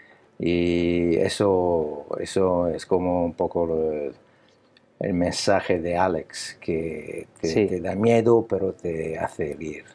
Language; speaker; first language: Spanish; non-native, learner; Italian